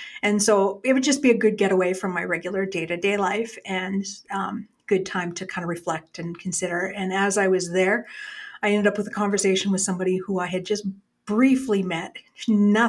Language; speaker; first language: English; native; English